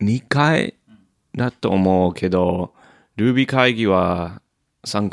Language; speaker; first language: Japanese; non-native, learner; English